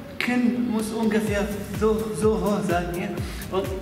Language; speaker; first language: German; non-native, learner; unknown